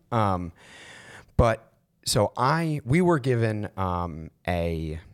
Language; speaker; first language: English; native; English